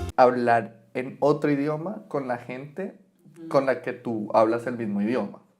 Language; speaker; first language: Spanish; native; Spanish